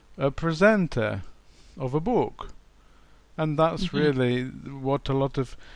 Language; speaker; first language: English; native; English